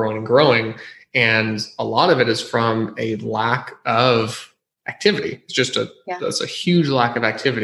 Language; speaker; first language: English; native; English